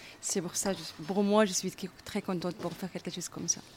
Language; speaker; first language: French; non-native, learner; Arabic